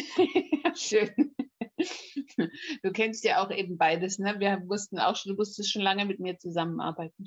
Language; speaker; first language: German; native; German